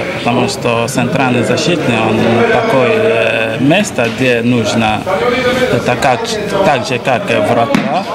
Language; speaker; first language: Russian; non-native, learner; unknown